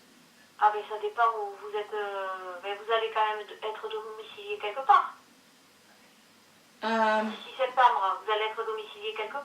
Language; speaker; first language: French; native; French